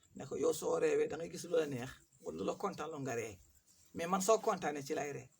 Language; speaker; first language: Wolof; non-native, local second language; Fula